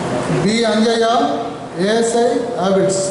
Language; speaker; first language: Telugu; native; Telugu